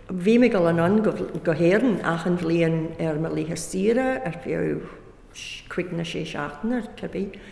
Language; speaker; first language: Irish; non-native, fluent; English